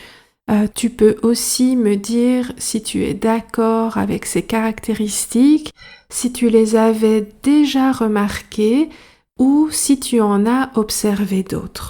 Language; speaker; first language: French; native; French